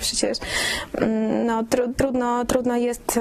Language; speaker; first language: Polish; non-native, fluent; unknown